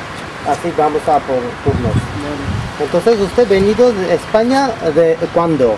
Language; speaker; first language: Spanish; non-native, learner; Russian